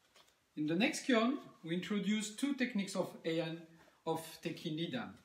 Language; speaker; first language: English; non-native, learner; French